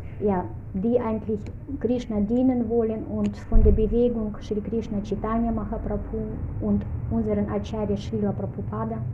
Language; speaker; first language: German; non-native, fluent; Russian